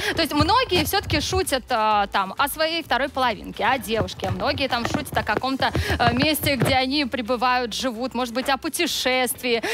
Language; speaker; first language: Russian; native; Russian